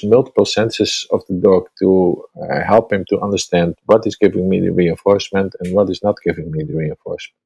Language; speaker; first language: English; non-native, fluent; Dutch